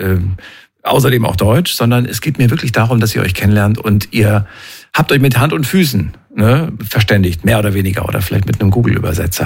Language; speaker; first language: German; native; German